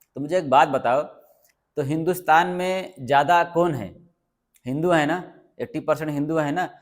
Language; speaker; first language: Hindi; native; Hindi